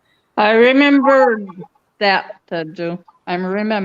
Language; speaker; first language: English; non-native, local second language; French